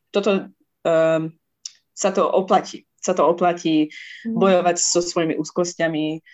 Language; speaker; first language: Slovak; non-native, fluent; Persian